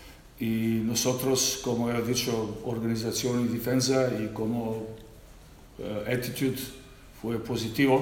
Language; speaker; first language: Spanish; non-native, learner; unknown